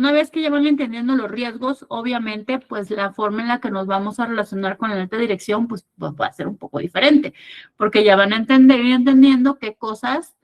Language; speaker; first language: Spanish; native; Spanish